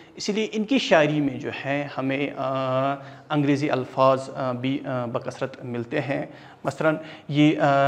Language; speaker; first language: Urdu; non-native, local second language; Kashmiri